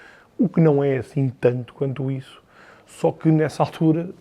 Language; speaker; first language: Portuguese; native; Portuguese